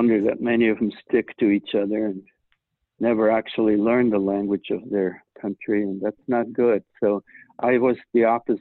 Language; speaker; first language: English; non-native, fluent; Swiss German